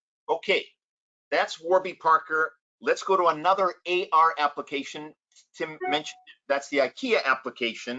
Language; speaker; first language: English; native; English